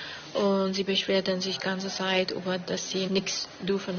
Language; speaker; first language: German; non-native, learner; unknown